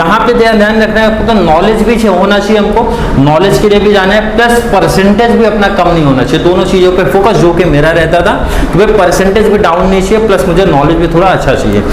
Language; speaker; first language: Hindi; native; Hindi